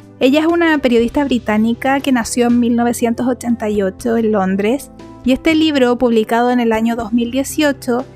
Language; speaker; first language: Spanish; native; Spanish